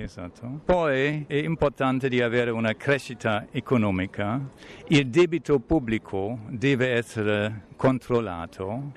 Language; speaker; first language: Italian; non-native, fluent; German